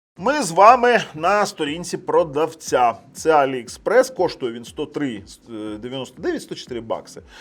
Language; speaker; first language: Ukrainian; non-native, local second language; Russian